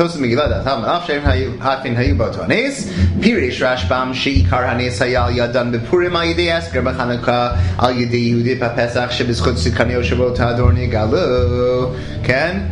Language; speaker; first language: Hebrew; non-native, fluent; English